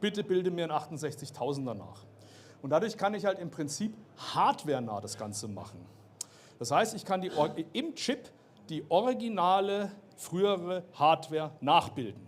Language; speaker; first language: German; native; German